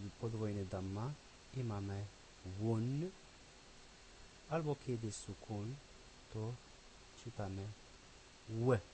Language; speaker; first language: Polish; non-native, learner; Arabic